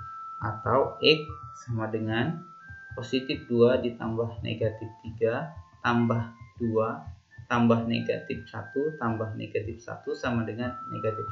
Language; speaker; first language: Indonesian; native; Indonesian